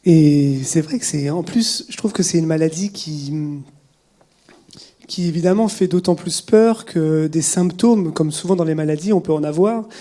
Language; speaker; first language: French; native; French